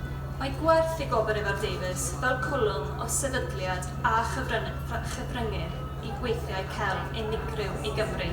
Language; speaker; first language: Welsh; native; Welsh